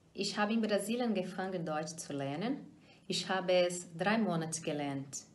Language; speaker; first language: German; non-native, fluent; Portuguese